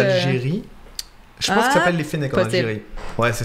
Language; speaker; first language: French; native; French